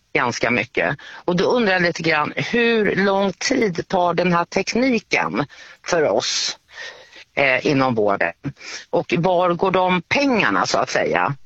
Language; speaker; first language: Swedish; native; Swedish